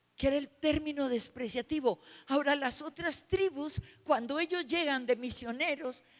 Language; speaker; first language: Spanish; native; Spanish